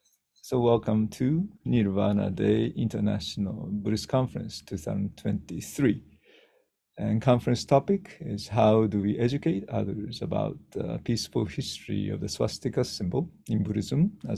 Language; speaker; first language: English; non-native, fluent; Japanese